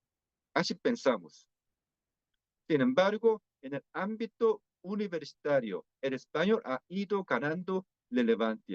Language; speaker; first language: Spanish; non-native, fluent; Korean